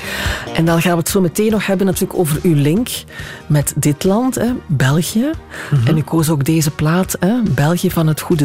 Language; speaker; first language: Dutch; native; Dutch